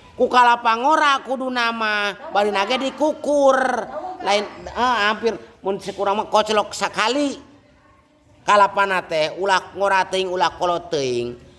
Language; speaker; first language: Sundanese; non-native, fluent; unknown